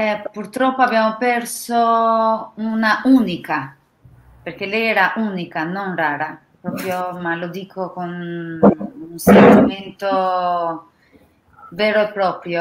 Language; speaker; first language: Italian; non-native, fluent; Albanian